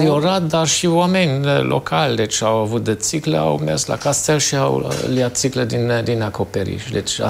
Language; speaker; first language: Romanian; non-native, fluent; German